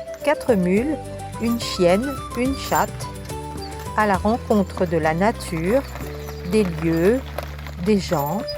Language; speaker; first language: French; native; French